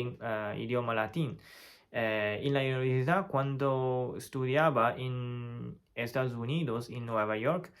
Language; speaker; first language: Spanish; non-native, fluent; Chinese